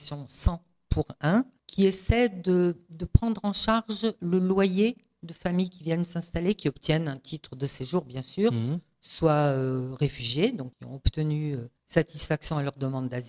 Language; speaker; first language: French; native; French